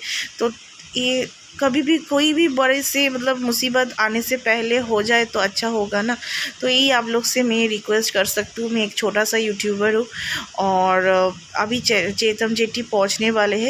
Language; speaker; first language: Hindi; non-native, local second language; Bangla